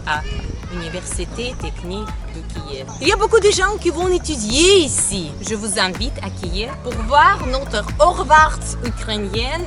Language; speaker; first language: French; non-native, learner; Ukrainian